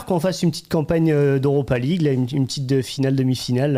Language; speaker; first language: French; native; French